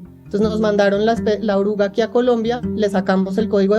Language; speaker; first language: Spanish; native; Spanish